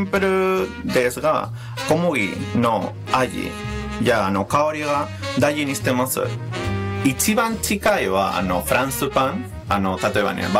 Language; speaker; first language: Japanese; non-native, fluent; Spanish